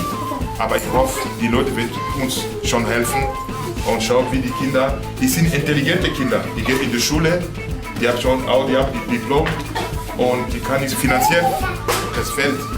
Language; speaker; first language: German; non-native, learner; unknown